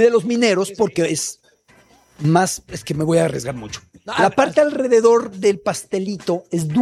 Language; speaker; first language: Spanish; native; Spanish